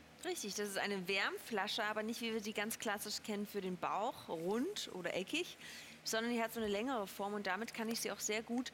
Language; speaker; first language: German; native; German